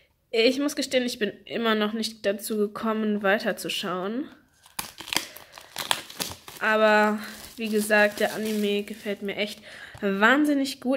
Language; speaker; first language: German; native; German